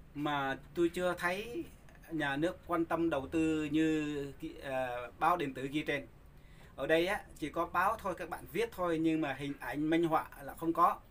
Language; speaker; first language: Vietnamese; non-native, local second language; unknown